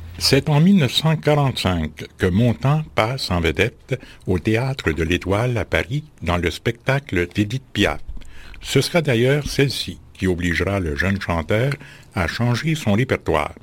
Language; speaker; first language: French; native; French